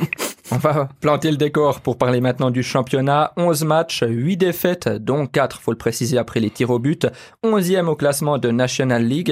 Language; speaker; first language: French; native; French